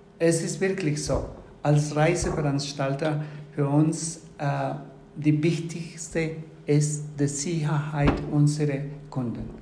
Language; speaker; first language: German; non-native, fluent; Spanish